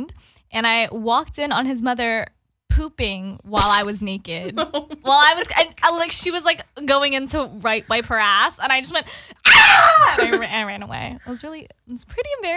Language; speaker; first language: English; non-native, local second language; Filipino